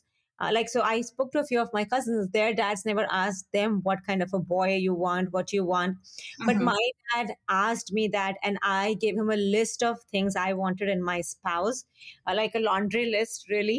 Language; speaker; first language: English; non-native, local second language; Hindi